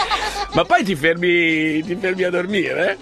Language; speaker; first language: Italian; native; Italian